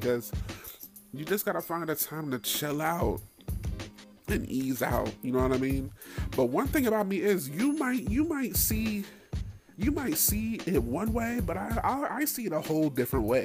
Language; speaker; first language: English; native; English